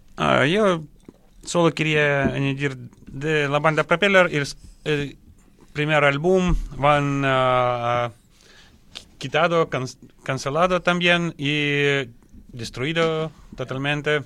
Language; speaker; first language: Spanish; non-native, learner; Russian